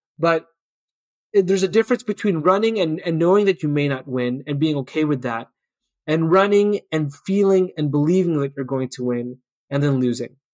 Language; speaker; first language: English; early bilingual, other home language; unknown